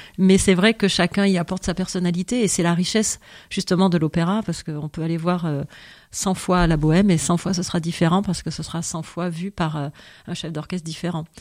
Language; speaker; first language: French; native; French